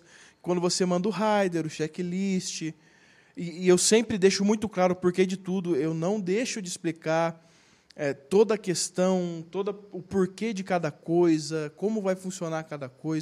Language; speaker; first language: Portuguese; native; Portuguese